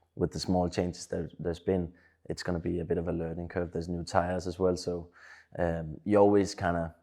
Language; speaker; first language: English; non-native, fluent; Danish